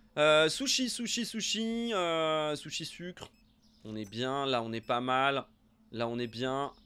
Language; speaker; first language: French; native; French